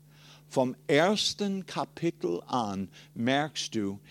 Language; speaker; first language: German; non-native, fluent; English